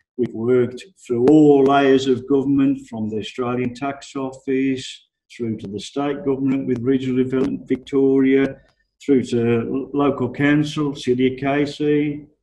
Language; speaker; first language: English; native; English